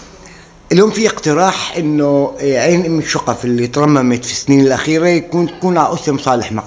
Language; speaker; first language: Arabic; native; Arabic